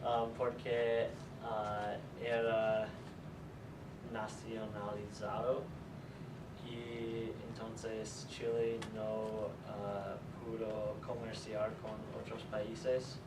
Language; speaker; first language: Spanish; non-native, learner; English